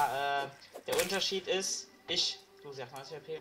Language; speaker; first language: German; native; German